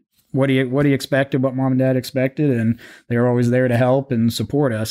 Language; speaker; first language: English; native; English